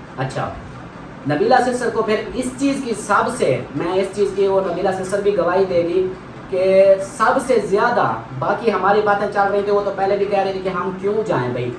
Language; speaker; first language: Urdu; non-native, local second language; Saraiki